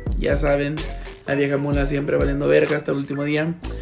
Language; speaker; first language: Spanish; early bilingual, heritage; Spanish